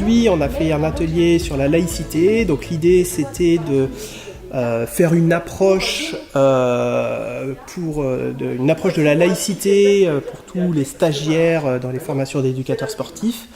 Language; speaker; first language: French; native; French